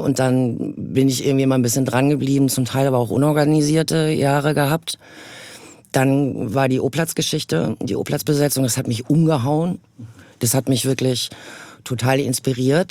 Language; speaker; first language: German; native; German